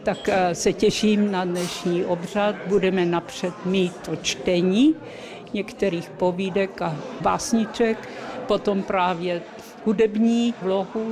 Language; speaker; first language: Czech; early bilingual, other home language; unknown